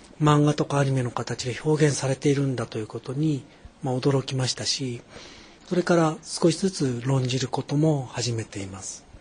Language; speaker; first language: Japanese; native; Japanese